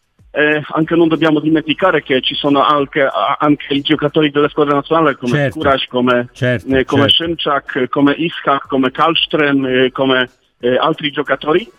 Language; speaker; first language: Italian; non-native, learner; Polish